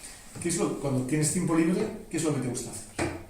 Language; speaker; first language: Spanish; native; Spanish